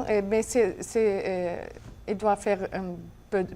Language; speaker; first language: French; non-native, learner; Arabic